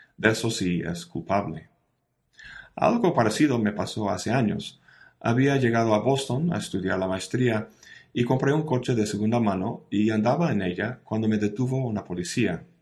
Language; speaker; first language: Spanish; non-native, fluent; English